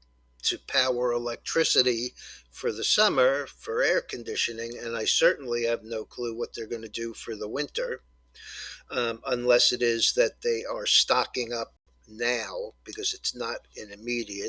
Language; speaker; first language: English; native; English